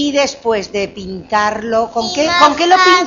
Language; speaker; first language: Spanish; native; Spanish